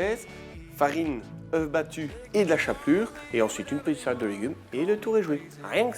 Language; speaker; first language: French; native; French